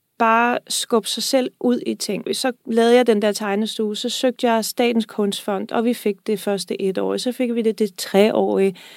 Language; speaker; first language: Danish; native; Danish